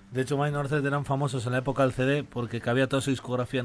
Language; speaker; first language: Spanish; native; Spanish